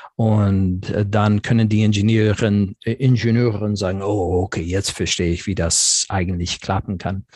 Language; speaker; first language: German; non-native, fluent; English